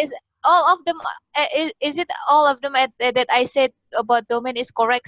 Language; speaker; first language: English; non-native, learner; Indonesian